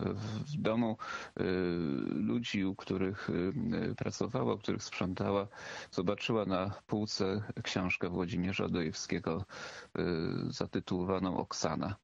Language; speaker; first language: Polish; native; Polish